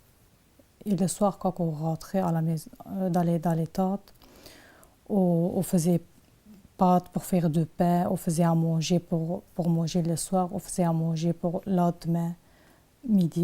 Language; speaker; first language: French; non-native, learner; Turkish